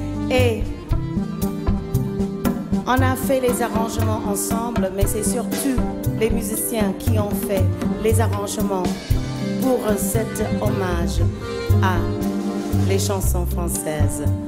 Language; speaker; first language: French; non-native, fluent; English